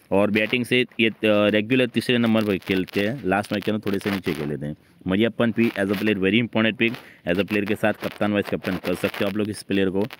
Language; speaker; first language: Hindi; native; Hindi